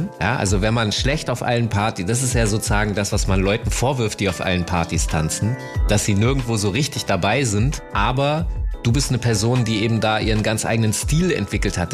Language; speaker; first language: German; native; German